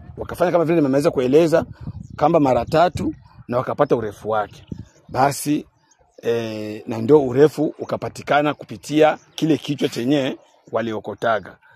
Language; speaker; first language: Swahili; native; Swahili